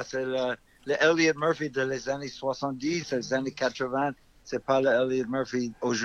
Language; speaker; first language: French; non-native, fluent; English